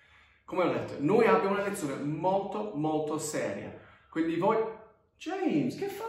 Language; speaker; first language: Italian; non-native, fluent; English